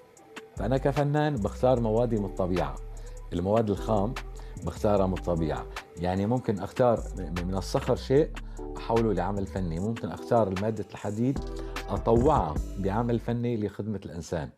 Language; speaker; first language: Arabic; native; Arabic